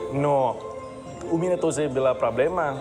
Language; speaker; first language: Russian; non-native, learner; Indonesian